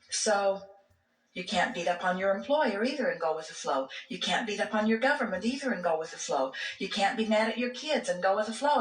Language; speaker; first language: English; native; English